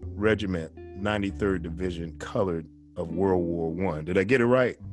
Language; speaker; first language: English; native; English